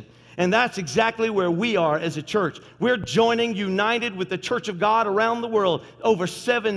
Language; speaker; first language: English; native; English